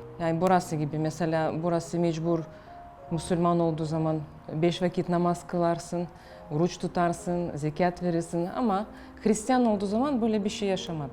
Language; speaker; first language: Turkish; non-native, fluent; Russian